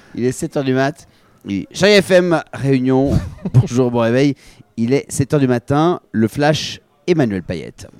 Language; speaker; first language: French; native; French